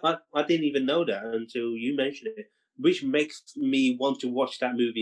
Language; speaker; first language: English; non-native, local second language; Cantonese